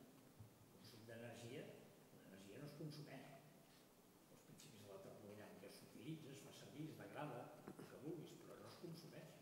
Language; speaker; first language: Catalan; native; Catalan